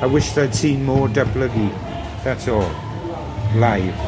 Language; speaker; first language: English; native; English